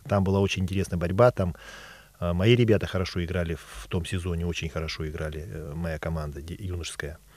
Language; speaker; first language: Russian; native; Russian